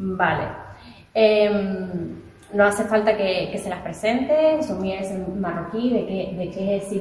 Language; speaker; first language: Spanish; native; Spanish